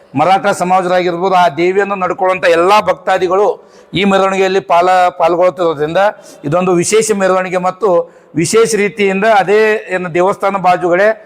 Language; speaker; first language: Kannada; non-native, local second language; Lambadi